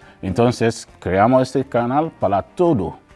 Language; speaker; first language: Spanish; non-native, learner; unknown